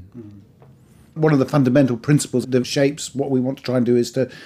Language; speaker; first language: English; early bilingual, other home language; Persian